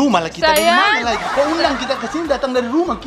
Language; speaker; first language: Indonesian; native; Indonesian